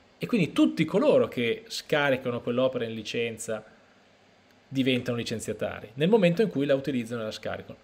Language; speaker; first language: Italian; native; Italian